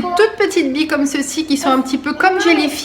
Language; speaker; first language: French; native; French